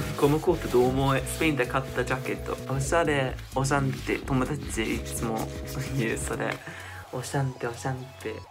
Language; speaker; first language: Japanese; non-native, fluent; English